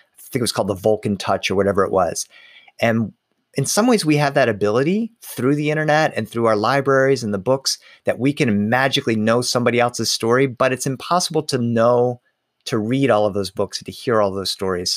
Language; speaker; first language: English; early bilingual, other home language; Spanish